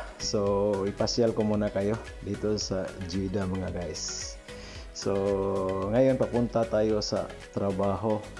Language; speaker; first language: Filipino; non-native, local second language; Cebuano